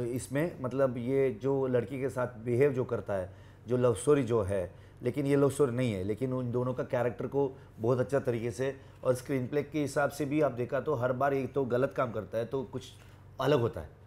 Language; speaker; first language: Hindi; non-native, local second language; Kannada